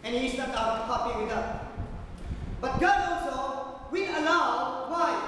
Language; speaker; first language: English; non-native, local second language; Filipino